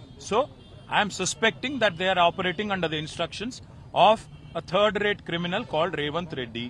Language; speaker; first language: English; non-native, local second language; Telugu